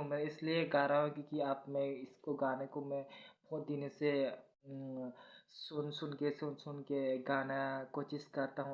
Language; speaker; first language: Hindi; non-native, local second language; Kok Borok